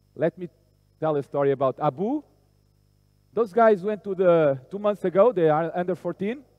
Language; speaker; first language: English; non-native, fluent; Portuguese